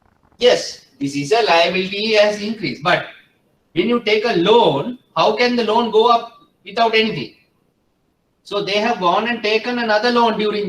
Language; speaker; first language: English; non-native, local second language; Sinhala